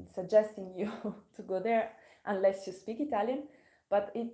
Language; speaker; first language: English; non-native, fluent; Italian